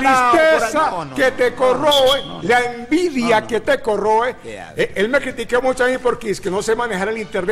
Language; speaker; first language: Spanish; native; Spanish